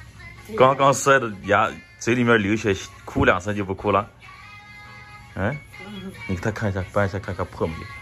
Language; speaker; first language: Chinese; native; Chinese